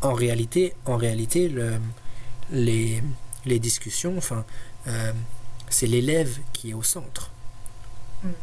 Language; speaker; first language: French; native; French